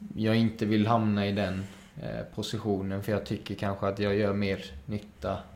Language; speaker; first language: Swedish; early bilingual, other home language; Spanish